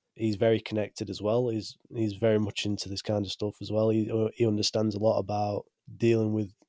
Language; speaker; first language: English; native; English